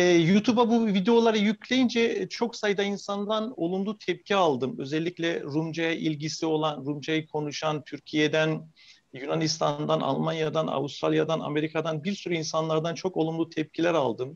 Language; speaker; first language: Turkish; native; Turkish